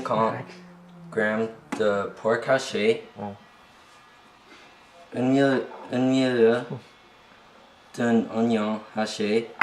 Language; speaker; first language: French; non-native, learner; English